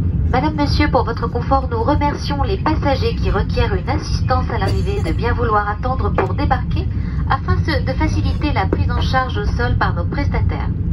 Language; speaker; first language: French; native; French